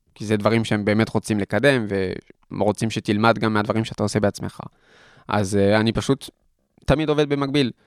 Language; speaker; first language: Hebrew; non-native, fluent; French